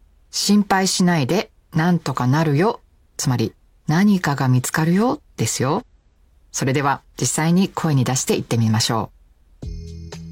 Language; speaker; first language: Japanese; native; Japanese